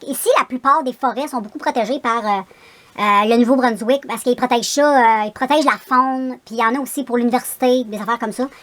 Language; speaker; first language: French; native; French